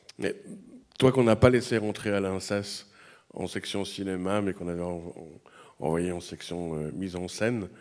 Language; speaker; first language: French; native; French